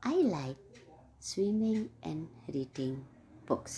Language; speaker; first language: English; non-native, learner; Indonesian